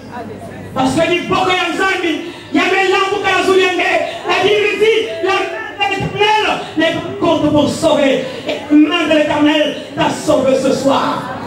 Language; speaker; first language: French; non-native, local second language; Lingala